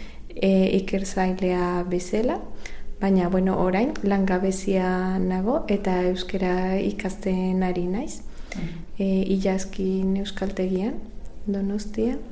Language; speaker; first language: Basque; non-native, learner; Spanish